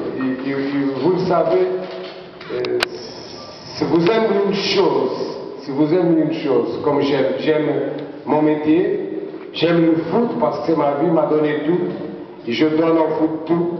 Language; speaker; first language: French; non-native, learner; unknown